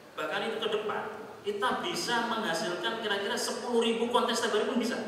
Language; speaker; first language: Indonesian; native; Indonesian